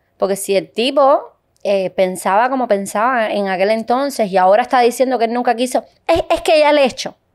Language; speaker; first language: Spanish; native; Spanish